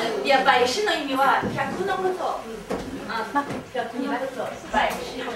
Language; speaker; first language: Japanese; non-native, fluent; Chinese